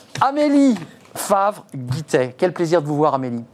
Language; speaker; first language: French; native; French